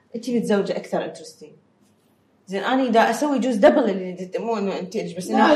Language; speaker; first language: Arabic; native; Arabic